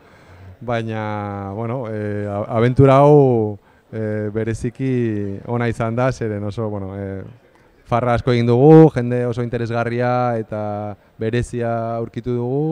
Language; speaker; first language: Basque; non-native, local second language; Spanish